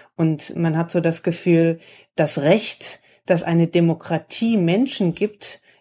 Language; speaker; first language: German; native; German